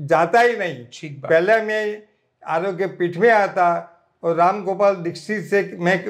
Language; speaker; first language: Hindi; non-native, local second language; Gujarati